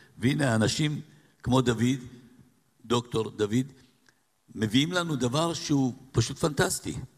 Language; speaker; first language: Hebrew; native; Hebrew